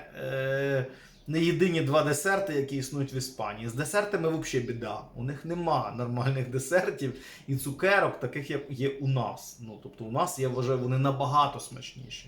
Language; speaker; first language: Ukrainian; native; Ukrainian